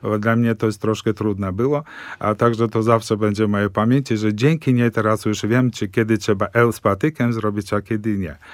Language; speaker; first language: Polish; early bilingual, heritage; Polish